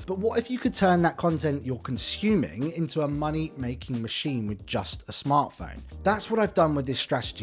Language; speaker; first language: English; native; English